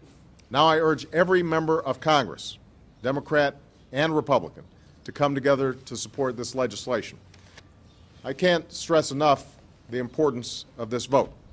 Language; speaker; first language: English; native; English